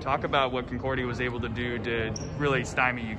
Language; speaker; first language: English; native; English